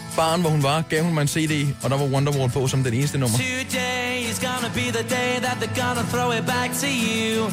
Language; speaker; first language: Danish; native; Danish